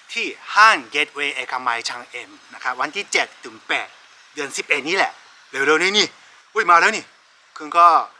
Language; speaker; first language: Thai; non-native, fluent; Japanese